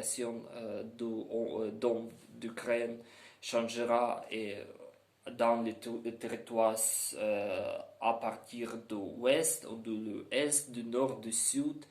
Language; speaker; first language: French; non-native, learner; Ukrainian